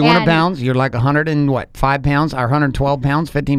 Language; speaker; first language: English; native; English